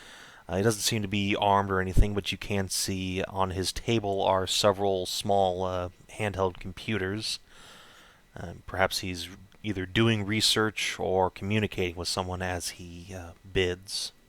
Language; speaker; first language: English; native; English